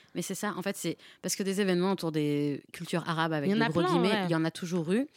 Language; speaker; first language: French; native; French